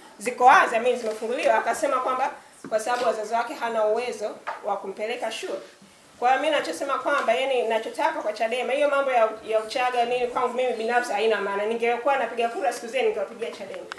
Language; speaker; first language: Swahili; native; Swahili